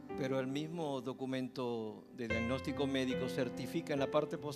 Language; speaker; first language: Spanish; native; Spanish